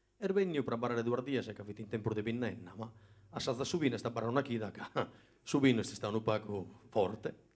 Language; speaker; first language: Italian; non-native, local second language; Sardinian